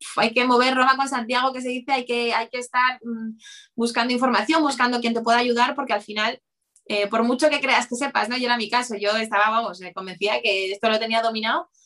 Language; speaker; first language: Spanish; native; Spanish